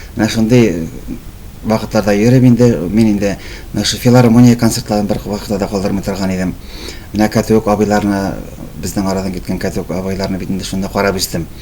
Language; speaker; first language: Tatar; native; Tatar